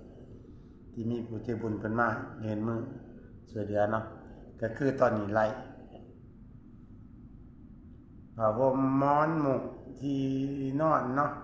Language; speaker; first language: Thai; non-native, local second language; Northeastern Thai